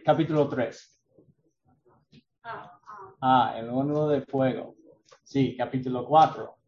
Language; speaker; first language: Spanish; non-native, learner; English